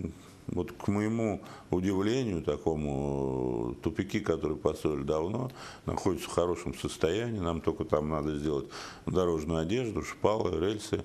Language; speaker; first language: Russian; native; Russian